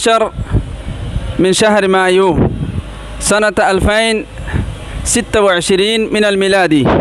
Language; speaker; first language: Arabic; non-native, learner; Rohingya